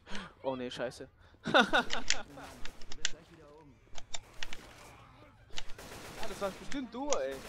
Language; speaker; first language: German; native; German